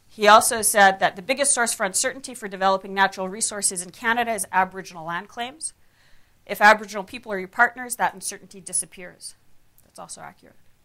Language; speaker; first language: English; native; English